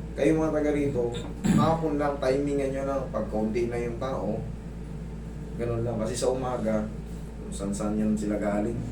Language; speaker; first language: Filipino; native; Filipino